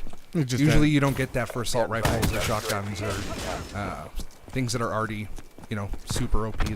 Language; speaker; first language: English; native; English